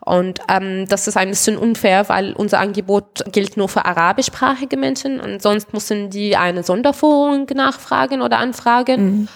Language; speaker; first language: German; non-native, fluent; Arabic